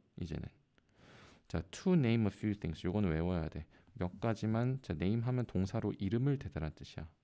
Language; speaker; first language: Korean; native; Korean